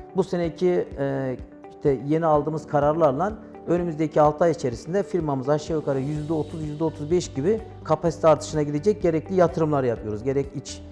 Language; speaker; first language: Turkish; native; Turkish